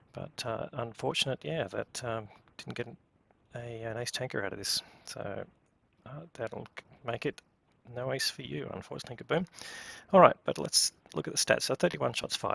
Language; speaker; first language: English; native; English